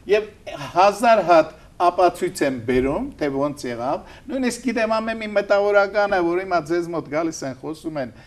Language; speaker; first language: Armenian; native; Armenian